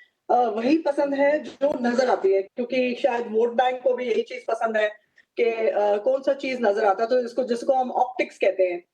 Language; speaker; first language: Hindi; native; Hindi